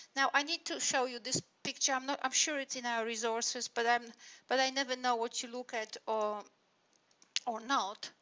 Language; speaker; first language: English; non-native, fluent; Polish